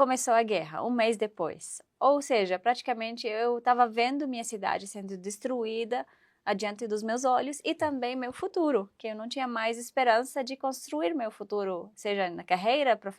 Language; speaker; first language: Portuguese; non-native, fluent; Arabic